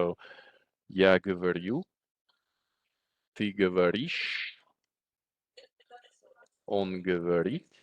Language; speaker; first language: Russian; non-native, fluent; English